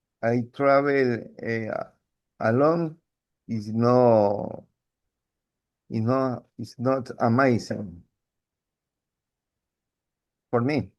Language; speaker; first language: English; non-native, learner; Spanish